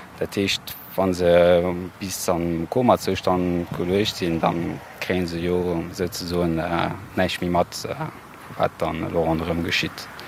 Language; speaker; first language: Luxembourgish; native; Luxembourgish